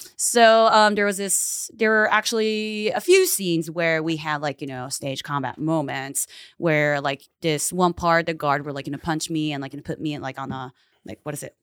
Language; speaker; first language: English; early bilingual, other home language; Japanese